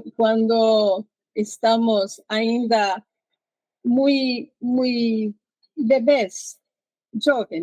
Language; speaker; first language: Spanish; non-native, learner; Portuguese